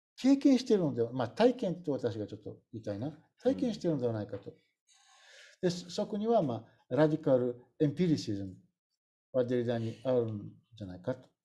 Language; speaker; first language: Japanese; non-native, fluent; Bulgarian